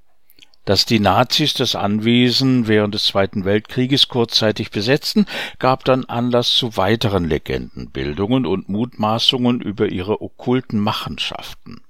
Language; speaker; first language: German; native; German